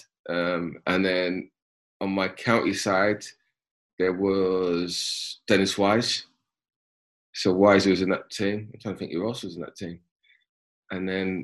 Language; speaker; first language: English; native; English